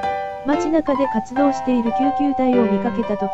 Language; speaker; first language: Japanese; native; Japanese